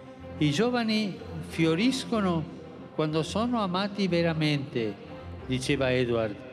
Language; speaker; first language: Italian; non-native, fluent; Spanish